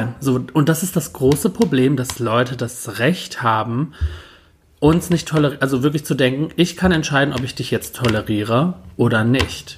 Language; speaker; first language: German; early bilingual, other home language; Turkish